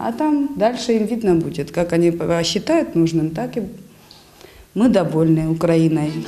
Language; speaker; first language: Russian; early bilingual, other home language; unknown